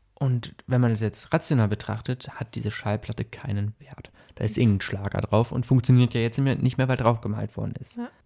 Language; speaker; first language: German; native; German